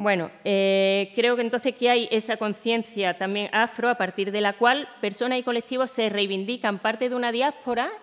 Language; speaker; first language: Spanish; native; Spanish